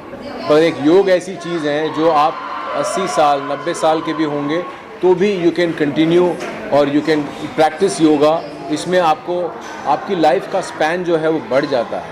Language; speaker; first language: Hindi; native; Hindi